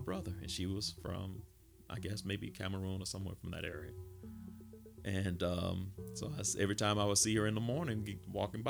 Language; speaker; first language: English; native; English